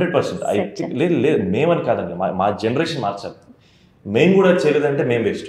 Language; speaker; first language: Telugu; native; Telugu